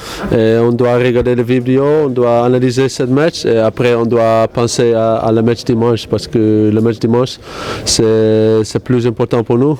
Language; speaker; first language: French; non-native, learner; Dutch